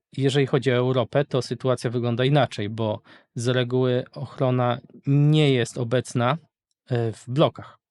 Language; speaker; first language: Polish; native; Polish